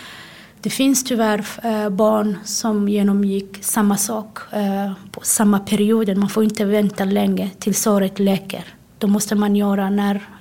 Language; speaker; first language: Swedish; non-native, fluent; Somali